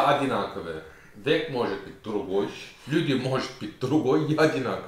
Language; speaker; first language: Russian; non-native, learner; Turkish